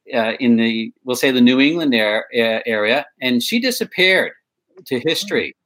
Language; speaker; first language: English; native; English